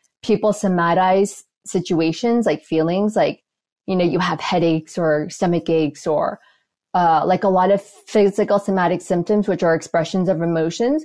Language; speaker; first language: English; native; English